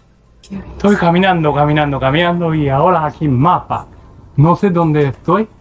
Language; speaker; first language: Spanish; non-native, learner; Japanese